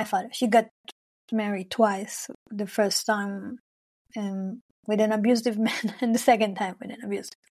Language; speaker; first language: English; non-native, fluent; Hebrew